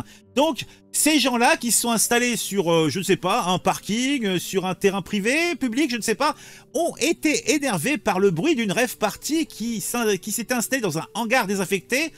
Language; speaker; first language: French; native; French